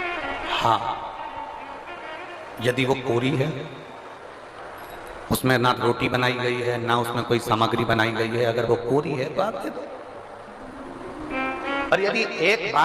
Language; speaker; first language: Hindi; native; Hindi